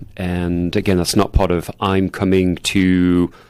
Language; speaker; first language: English; native; English